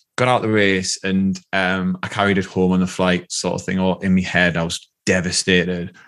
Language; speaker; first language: English; native; English